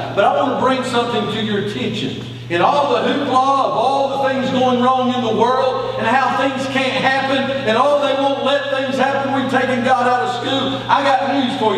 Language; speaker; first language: English; native; English